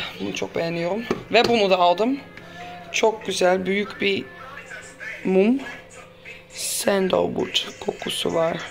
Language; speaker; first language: Turkish; non-native, learner; Dutch